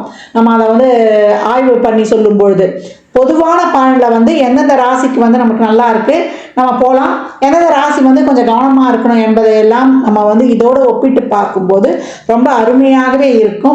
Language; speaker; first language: Tamil; native; Tamil